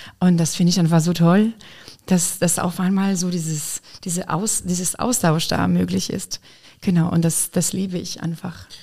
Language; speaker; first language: German; non-native, fluent; French